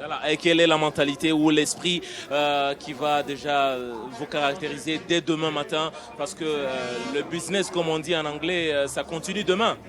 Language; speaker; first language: French; non-native, local second language; Kinyarwanda